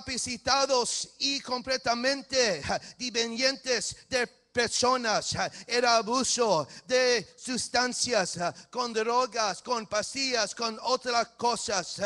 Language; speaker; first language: Spanish; early bilingual, heritage; English